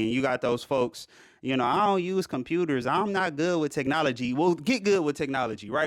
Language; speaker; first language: English; native; English